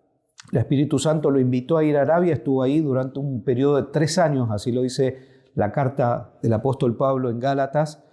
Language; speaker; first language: Spanish; native; Spanish